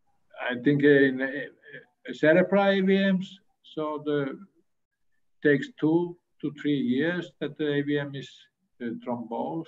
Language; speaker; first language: English; non-native, fluent; Finnish